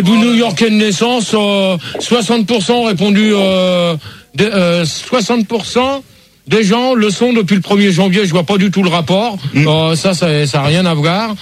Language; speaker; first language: French; native; French